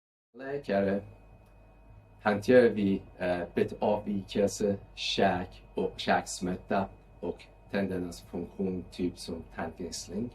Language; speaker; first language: Swedish; non-native, fluent; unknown